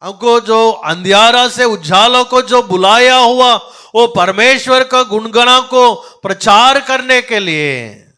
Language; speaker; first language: Hindi; non-native, local second language; Telugu